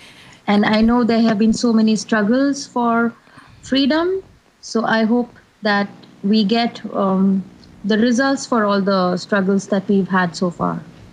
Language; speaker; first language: English; non-native, local second language; Hindi